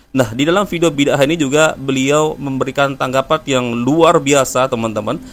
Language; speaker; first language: Indonesian; native; Indonesian